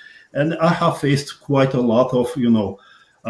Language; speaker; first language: English; non-native, fluent; Polish